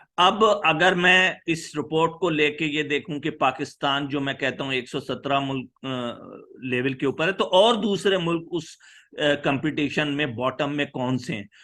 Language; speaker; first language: Urdu; native; Urdu